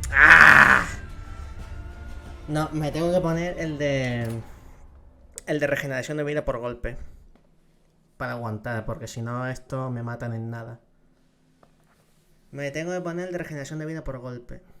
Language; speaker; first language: Spanish; native; Spanish